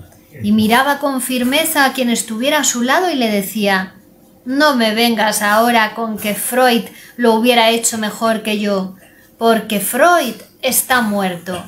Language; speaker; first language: Spanish; native; Spanish